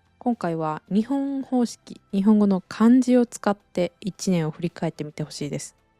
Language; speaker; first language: Japanese; native; Japanese